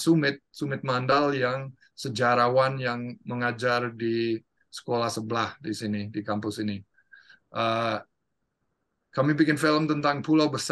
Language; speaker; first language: Indonesian; non-native, fluent; English